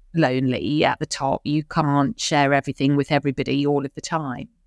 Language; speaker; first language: English; native; English